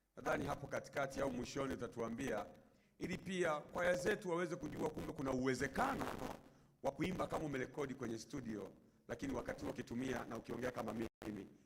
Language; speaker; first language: Swahili; native; Swahili